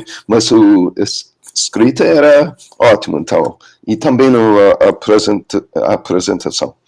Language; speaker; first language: Portuguese; non-native, learner; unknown